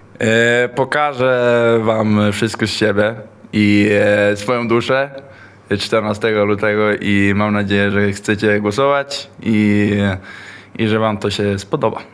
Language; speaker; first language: Polish; early bilingual, heritage; Polish